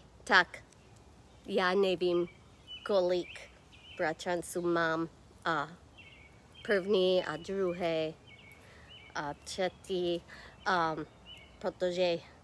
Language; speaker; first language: Czech; non-native, learner; English